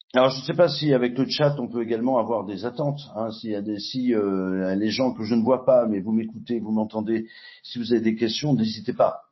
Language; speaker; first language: French; native; French